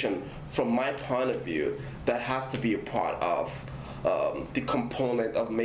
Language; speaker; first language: English; non-native, local second language; Igbo